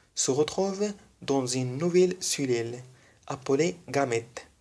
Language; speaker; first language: French; non-native, fluent; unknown